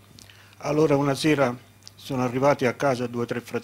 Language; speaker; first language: Italian; native; Italian